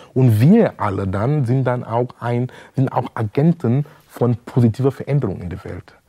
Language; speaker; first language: German; non-native, fluent; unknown